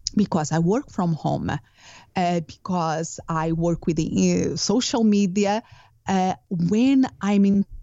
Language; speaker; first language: English; non-native, fluent; Portuguese